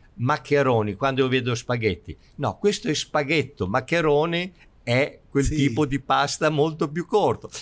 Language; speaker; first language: Italian; native; Italian